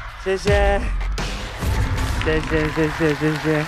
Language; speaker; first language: Chinese; non-native, learner; Japanese